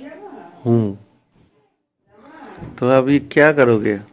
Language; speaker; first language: Hindi; non-native, local second language; Bangla